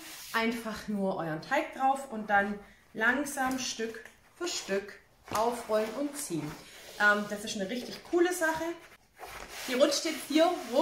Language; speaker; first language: German; native; German